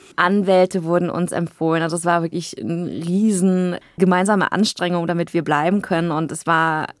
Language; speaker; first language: German; native; German